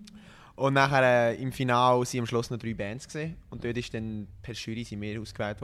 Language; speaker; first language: German; native; German